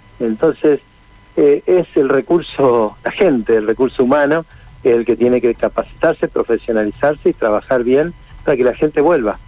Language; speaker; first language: Spanish; native; Spanish